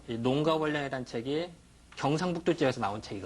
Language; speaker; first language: Korean; native; Korean